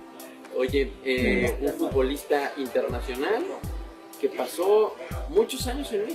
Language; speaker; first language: Spanish; native; Spanish